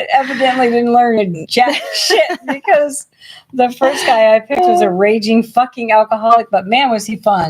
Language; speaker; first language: English; native; English